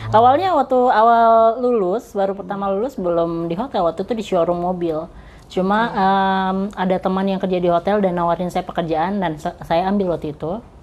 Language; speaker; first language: Indonesian; native; Indonesian